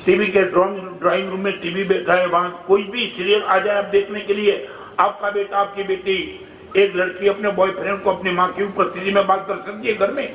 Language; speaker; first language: Hindi; non-native, local second language; Gujarati